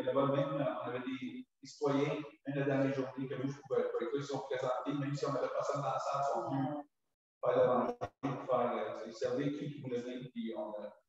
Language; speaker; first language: French; native; French